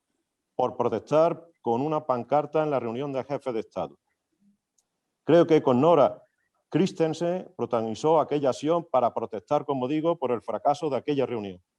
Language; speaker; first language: Spanish; native; Spanish